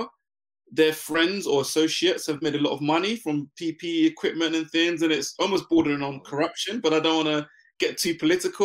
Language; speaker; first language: English; native; English